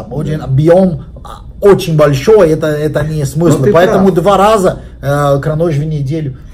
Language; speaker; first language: Russian; non-native, learner; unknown